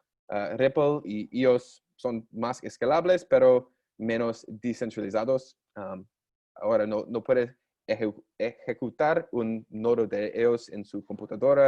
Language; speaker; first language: Spanish; non-native, learner; English